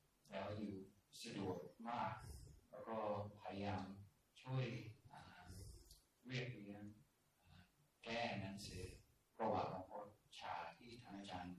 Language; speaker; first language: Thai; non-native, fluent; English